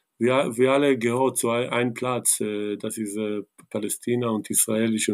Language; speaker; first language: German; non-native, learner; Hebrew